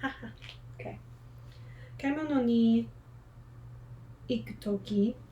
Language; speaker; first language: Japanese; non-native, learner; English